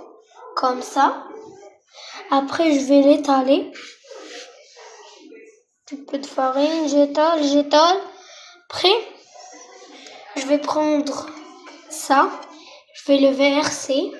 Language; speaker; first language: French; non-native, local second language; Arabic